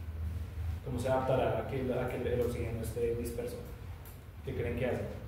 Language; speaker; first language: Spanish; native; Spanish